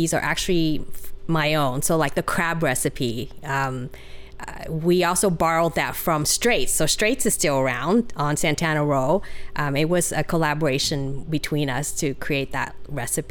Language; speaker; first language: English; early bilingual, other home language; Vietnamese